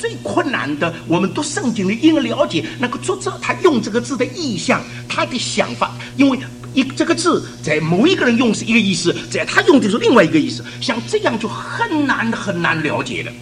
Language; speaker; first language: Chinese; native; Chinese